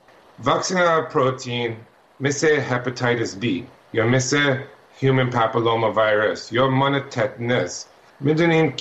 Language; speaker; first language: Persian; early bilingual, heritage; Persian